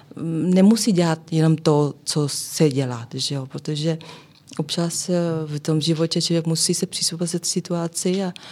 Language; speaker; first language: Czech; non-native, fluent; Vietnamese